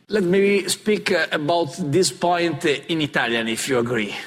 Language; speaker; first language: English; non-native, learner; Italian